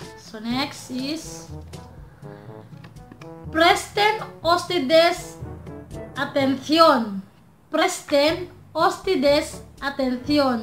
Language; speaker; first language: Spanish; non-native, learner; Filipino